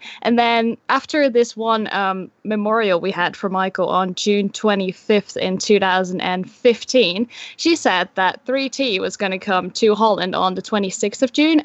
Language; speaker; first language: English; non-native, fluent; Dutch